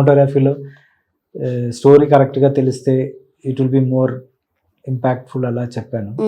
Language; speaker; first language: Telugu; non-native, learner; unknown